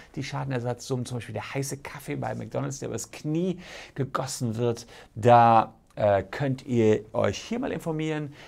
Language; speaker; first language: German; native; German